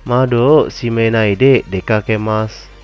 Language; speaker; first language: Japanese; non-native, fluent; Indonesian